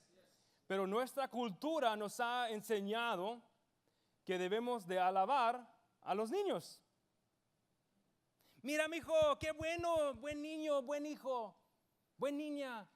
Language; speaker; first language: Spanish; early bilingual, heritage; English